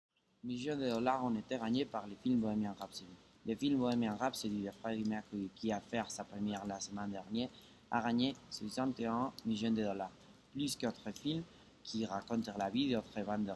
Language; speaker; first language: French; non-native, learner; Spanish